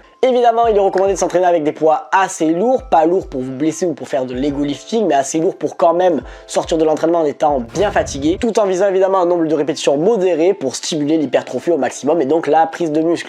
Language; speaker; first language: French; native; French